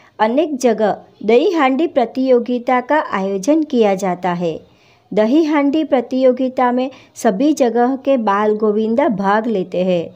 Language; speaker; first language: Hindi; non-native, local second language; Gujarati